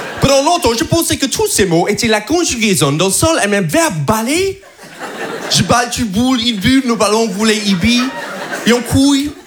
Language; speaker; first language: French; non-native, fluent; English